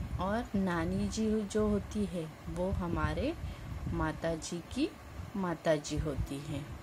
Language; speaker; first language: Hindi; non-native, local second language; Marathi